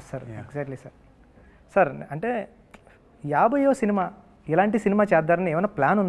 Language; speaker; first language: Telugu; native; Telugu